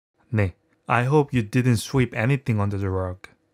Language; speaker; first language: English; non-native, fluent; Korean